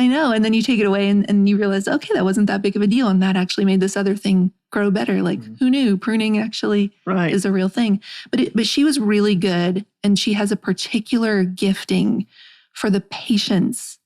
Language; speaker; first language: English; native; English